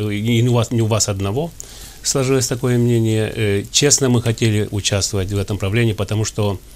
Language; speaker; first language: Russian; non-native, fluent; Romanian